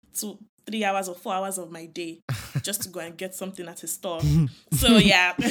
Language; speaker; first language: English; non-native, local second language; Yoruba